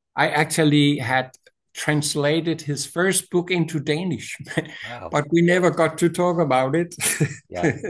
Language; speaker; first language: English; non-native, fluent; Danish